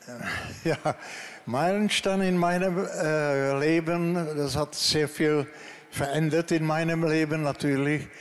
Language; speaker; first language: German; non-native, fluent; Czech